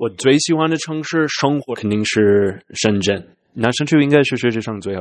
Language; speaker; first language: Chinese; non-native, fluent; English